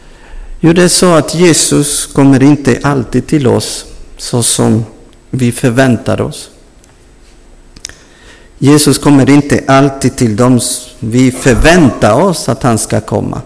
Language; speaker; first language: Swedish; non-native, fluent; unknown